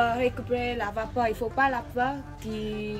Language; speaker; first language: French; non-native, learner; Khmer